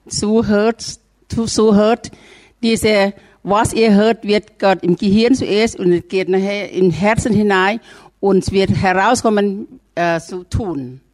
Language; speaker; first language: German; non-native, learner; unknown